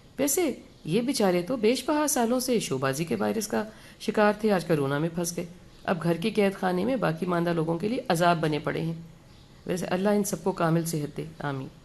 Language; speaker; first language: Urdu; native; Urdu